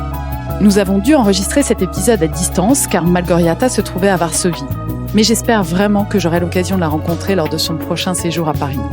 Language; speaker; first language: French; native; French